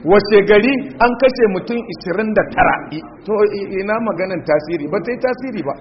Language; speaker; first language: Hausa; non-native, local second language; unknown